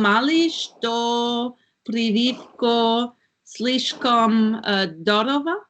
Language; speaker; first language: Russian; non-native, learner; German